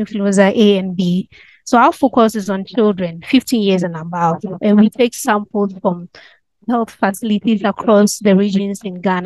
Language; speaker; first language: English; non-native, local second language; Akan